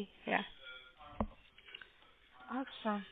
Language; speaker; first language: German; non-native, learner; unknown